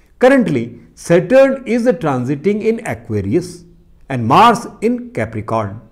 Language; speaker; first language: English; non-native, local second language; Hindi